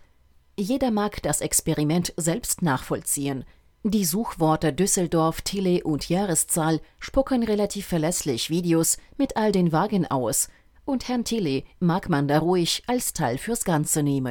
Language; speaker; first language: German; native; German